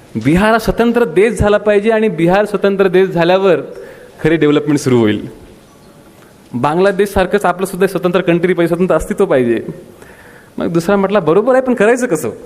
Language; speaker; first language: Marathi; non-native, local second language; Bhili